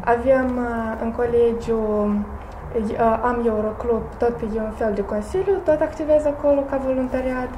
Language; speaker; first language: Romanian; non-native, local second language; Bulgarian